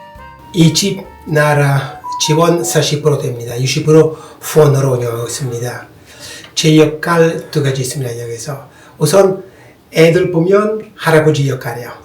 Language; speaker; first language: Korean; non-native, fluent; Italian